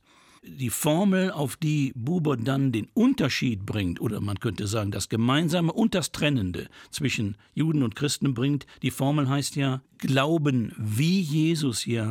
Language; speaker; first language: German; native; German